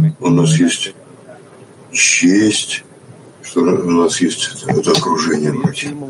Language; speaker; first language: Russian; non-native, fluent; Spanish